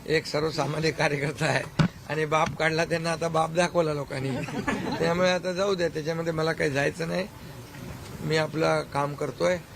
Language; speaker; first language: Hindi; non-native, local second language; Marathi